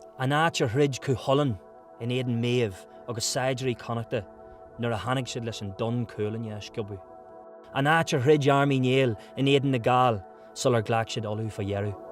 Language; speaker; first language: Irish; non-native, local second language; English